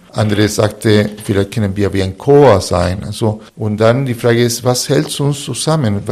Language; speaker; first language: German; non-native, fluent; Spanish